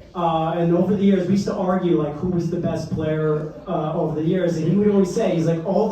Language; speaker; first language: English; native; English